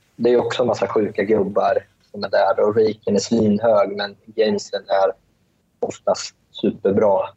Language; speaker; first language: Swedish; early bilingual, other home language; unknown